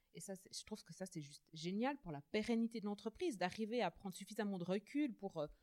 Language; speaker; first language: French; native; French